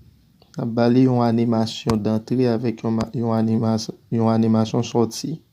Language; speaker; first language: French; non-native, learner; Haitian Creole